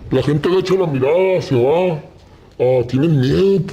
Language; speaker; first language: Spanish; native; Spanish